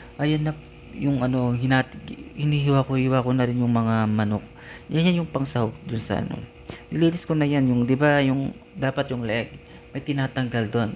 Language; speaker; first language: Filipino; non-native, local second language; Iloko